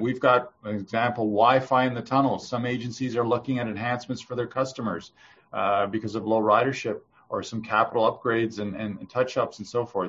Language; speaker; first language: English; native; English